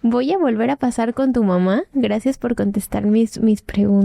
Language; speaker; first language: Spanish; native; Spanish